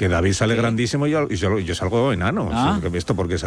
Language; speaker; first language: Spanish; native; Spanish